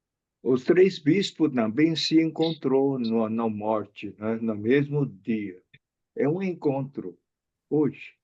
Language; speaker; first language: Portuguese; non-native, fluent; Chinese